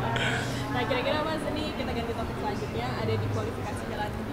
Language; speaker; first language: Indonesian; native; Indonesian